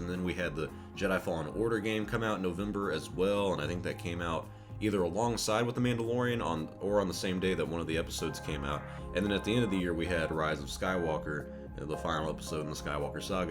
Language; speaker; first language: English; native; English